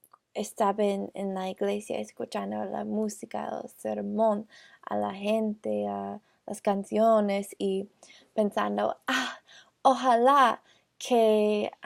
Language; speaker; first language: Spanish; non-native, learner; English